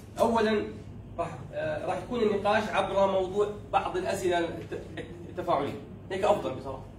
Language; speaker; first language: Arabic; native; Arabic